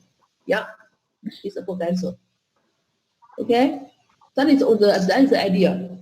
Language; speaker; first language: English; non-native, fluent; Vietnamese